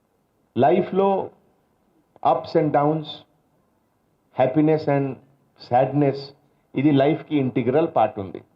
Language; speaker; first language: Telugu; non-native, learner; Hindi